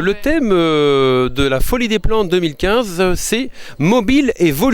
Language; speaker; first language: French; native; French